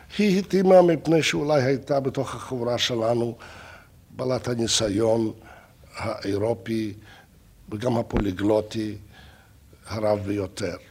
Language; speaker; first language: Hebrew; non-native, fluent; Russian